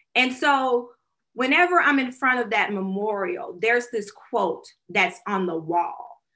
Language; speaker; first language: English; native; English